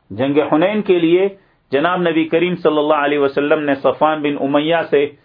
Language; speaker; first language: Urdu; native; Urdu